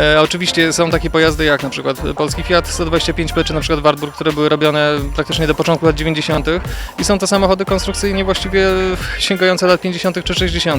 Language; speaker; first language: Polish; native; Polish